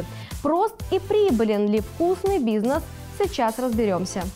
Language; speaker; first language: Russian; native; Russian